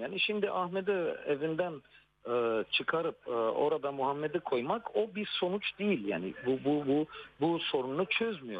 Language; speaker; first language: Turkish; non-native, fluent; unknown